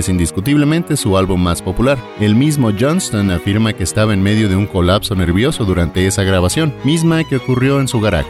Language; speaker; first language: Spanish; native; Spanish